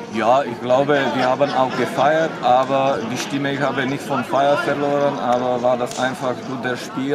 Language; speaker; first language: German; non-native, fluent; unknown